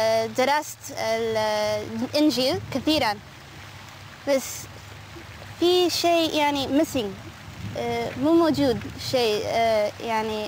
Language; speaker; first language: Arabic; non-native, learner; English